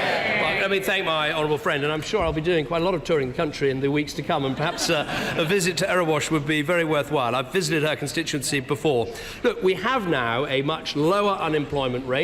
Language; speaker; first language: English; native; English